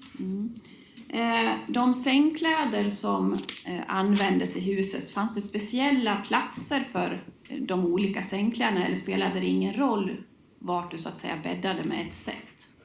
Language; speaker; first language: Swedish; native; Swedish